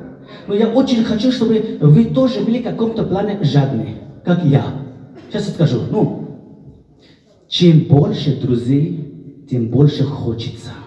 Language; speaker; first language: Russian; non-native, fluent; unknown